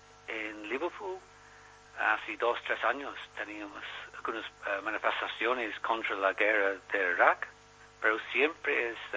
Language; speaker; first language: Spanish; non-native, learner; English